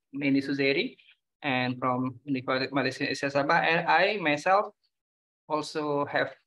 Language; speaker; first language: English; non-native, fluent; Indonesian